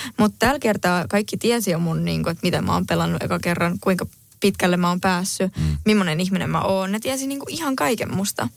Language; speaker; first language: Finnish; early bilingual, heritage; Spanish